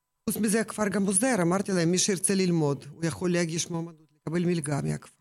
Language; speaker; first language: Hebrew; non-native, fluent; Russian